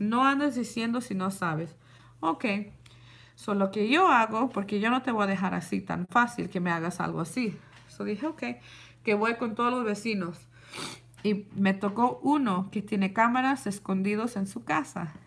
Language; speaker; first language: Spanish; early bilingual, heritage; Spanish